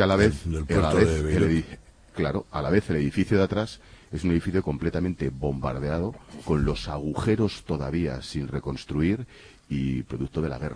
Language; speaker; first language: Spanish; native; Spanish